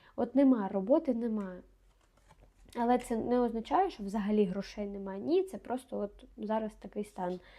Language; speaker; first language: Ukrainian; non-native, local second language; Russian